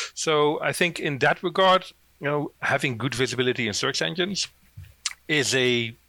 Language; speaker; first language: English; non-native, fluent; Dutch